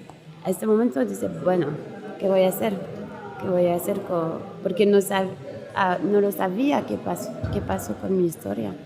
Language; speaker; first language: Spanish; non-native, learner; French